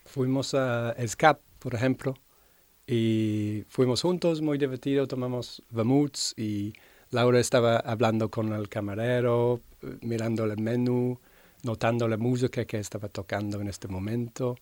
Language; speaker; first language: Spanish; non-native, fluent; English